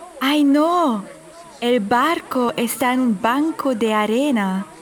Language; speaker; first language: Spanish; non-native, fluent; German